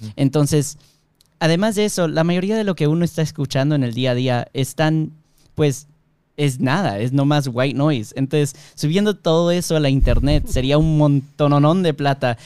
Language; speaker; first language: Spanish; early bilingual, heritage; Spanish